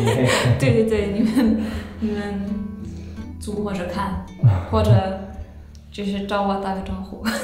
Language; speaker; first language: Chinese; early bilingual, heritage; Chinese